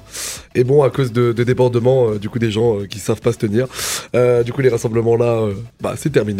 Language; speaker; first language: French; native; French